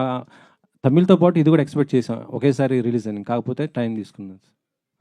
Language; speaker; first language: Telugu; native; Telugu